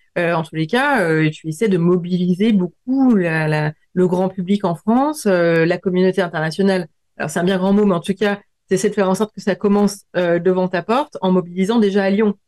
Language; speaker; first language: French; native; French